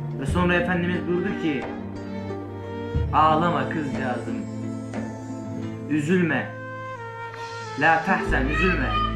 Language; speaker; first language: Turkish; native; Turkish